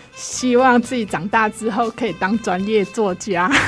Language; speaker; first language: Chinese; non-native, local second language; Cantonese